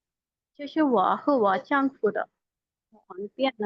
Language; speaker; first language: Chinese; non-native, learner; Hindi